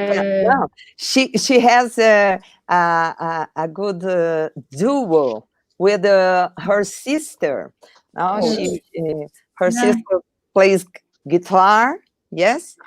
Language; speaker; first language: English; non-native, fluent; Portuguese